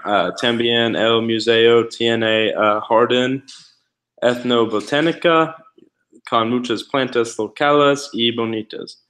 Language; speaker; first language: Spanish; non-native, learner; English